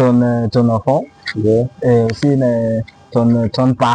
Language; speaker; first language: French; non-native, learner; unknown